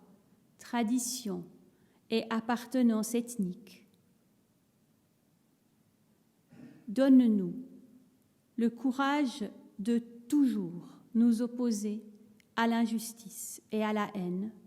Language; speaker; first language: French; native; French